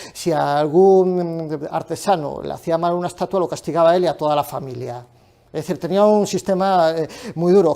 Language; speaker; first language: Spanish; native; Spanish